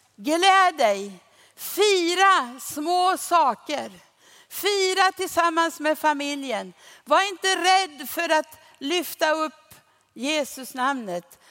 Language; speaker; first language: Swedish; native; Swedish